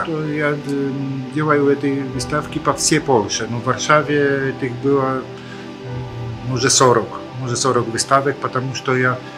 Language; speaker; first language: Polish; non-native, learner; Russian